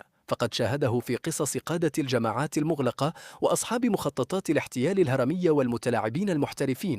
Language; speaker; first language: Arabic; native; Arabic